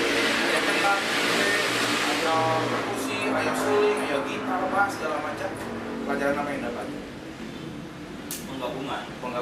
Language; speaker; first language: Indonesian; native; Indonesian